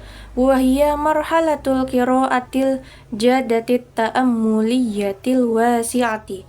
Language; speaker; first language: Arabic; non-native, learner; Indonesian